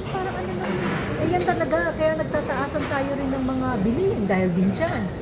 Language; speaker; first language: Filipino; native; Filipino